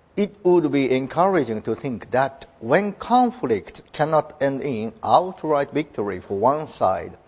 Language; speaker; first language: English; non-native, fluent; Japanese